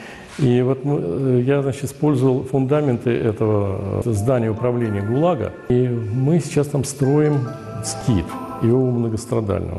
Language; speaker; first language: Russian; native; Russian